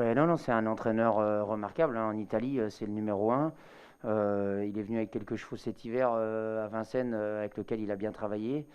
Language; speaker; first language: French; native; French